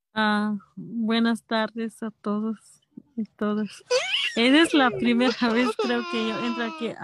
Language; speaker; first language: Spanish; non-native, local second language; Kʼicheʼ